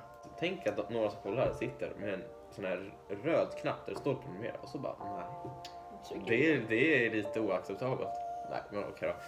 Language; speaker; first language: Swedish; native; Swedish